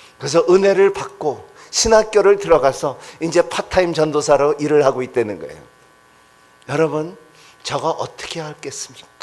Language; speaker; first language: Korean; non-native, fluent; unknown